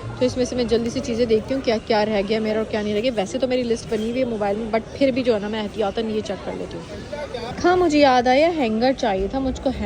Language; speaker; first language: Urdu; native; Urdu